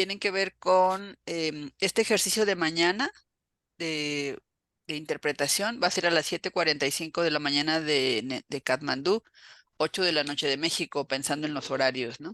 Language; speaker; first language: Spanish; native; Spanish